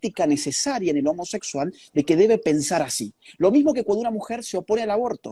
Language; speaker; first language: Spanish; native; Spanish